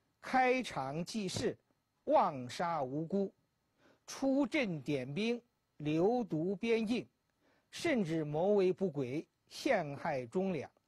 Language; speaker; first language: Chinese; native; Chinese